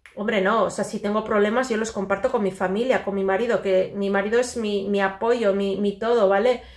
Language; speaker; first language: Spanish; native; Spanish